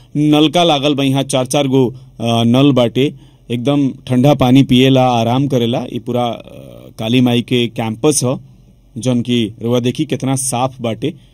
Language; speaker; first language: Bhojpuri; native; Bhojpuri